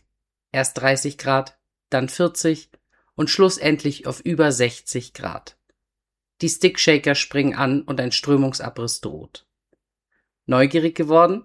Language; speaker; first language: German; native; German